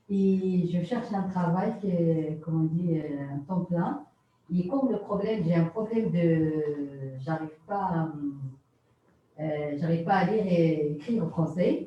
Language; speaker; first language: French; non-native, learner; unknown